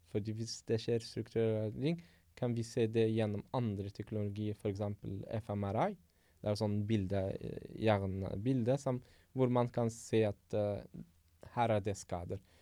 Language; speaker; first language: Norwegian; non-native, fluent; Arabic